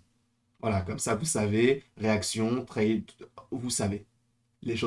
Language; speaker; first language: French; native; French